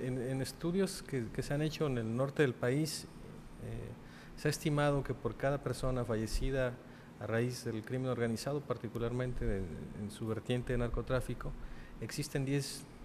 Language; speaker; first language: Spanish; native; Spanish